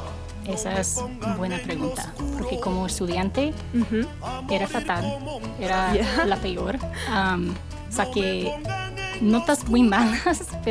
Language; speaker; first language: Spanish; non-native, fluent; English